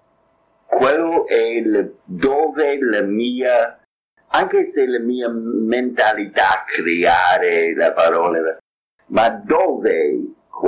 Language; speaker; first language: Italian; non-native, fluent; English